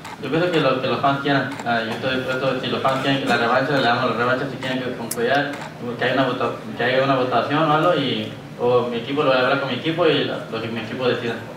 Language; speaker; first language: Spanish; early bilingual, heritage; Spanish